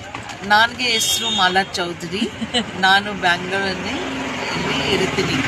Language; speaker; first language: Kannada; non-native, learner; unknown